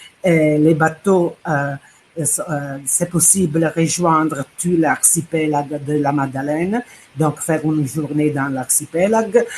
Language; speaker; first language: French; non-native, fluent; Italian